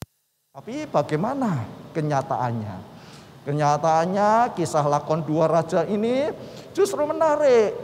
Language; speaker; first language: Indonesian; native; Indonesian